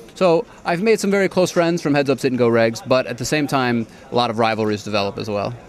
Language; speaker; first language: English; native; English